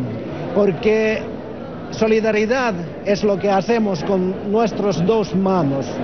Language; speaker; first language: Spanish; non-native, learner; Finnish